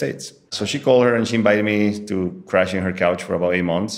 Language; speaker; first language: English; non-native, fluent; Spanish